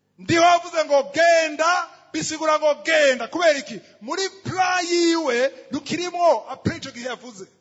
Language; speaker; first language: Rundi; native; Rundi